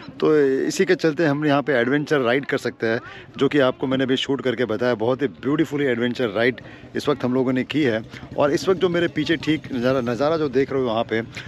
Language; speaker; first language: Hindi; native; Hindi